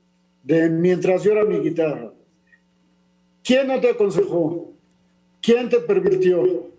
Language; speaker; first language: Spanish; native; Spanish